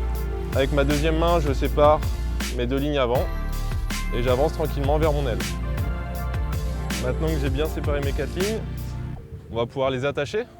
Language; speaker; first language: French; native; French